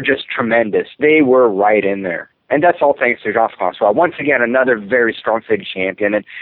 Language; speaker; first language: English; non-native, fluent; French